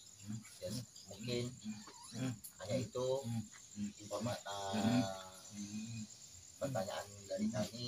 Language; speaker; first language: Indonesian; native; Indonesian